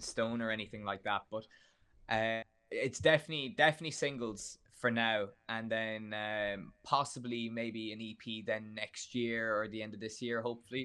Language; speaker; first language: English; native; English